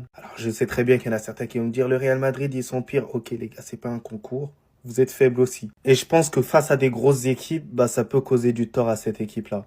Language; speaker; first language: French; native; French